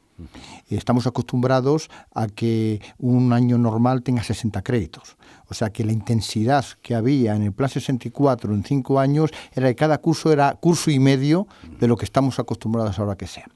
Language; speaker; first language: Spanish; native; Spanish